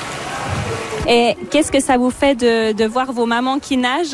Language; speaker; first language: French; native; French